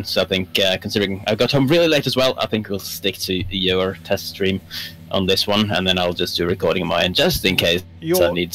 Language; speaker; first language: English; native; English